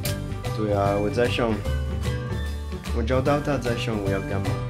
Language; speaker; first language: Chinese; non-native, fluent; French